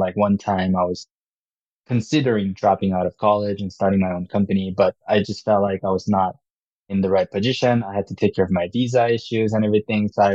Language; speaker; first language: English; non-native, fluent; Korean